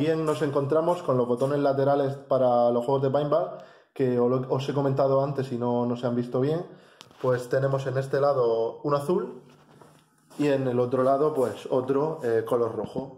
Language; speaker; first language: Spanish; native; Spanish